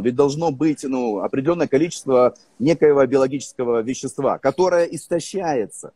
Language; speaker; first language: Russian; native; Russian